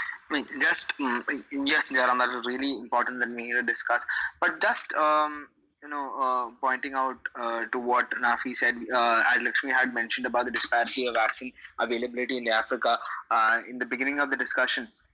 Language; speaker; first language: English; non-native, local second language; Malayalam